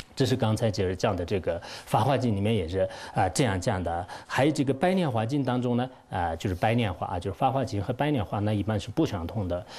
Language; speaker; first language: Chinese; non-native, local second language; Tibetan